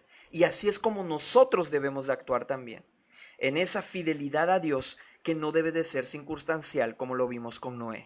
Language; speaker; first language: Spanish; native; Spanish